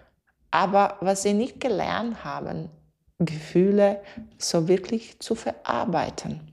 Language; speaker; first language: German; non-native, fluent; Latvian